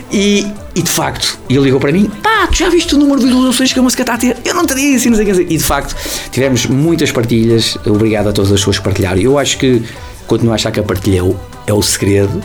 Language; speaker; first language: Portuguese; native; Portuguese